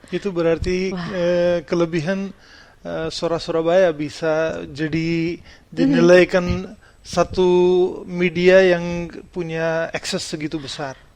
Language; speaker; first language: Indonesian; non-native, fluent; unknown